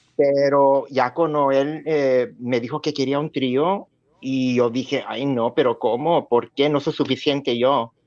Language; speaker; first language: Spanish; early bilingual, heritage; Spanish